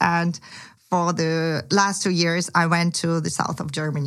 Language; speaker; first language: English; non-native, fluent; Ukrainian